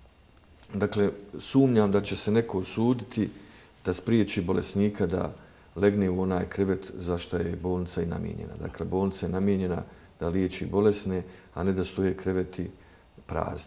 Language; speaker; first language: Serbian; native; Serbian